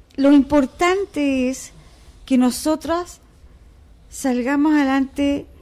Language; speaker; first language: Spanish; native; Spanish